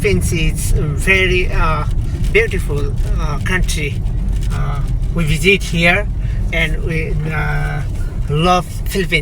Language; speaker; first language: English; non-native, learner; Nepali